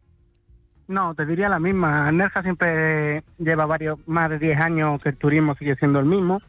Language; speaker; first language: Spanish; native; Spanish